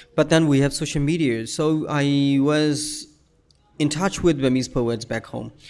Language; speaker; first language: English; non-native, fluent; Burmese